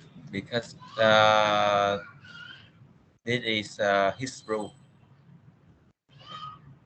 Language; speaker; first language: English; non-native, learner; Vietnamese